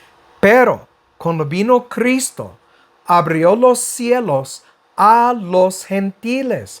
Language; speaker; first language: Spanish; non-native, fluent; English